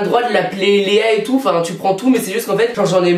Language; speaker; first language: French; native; French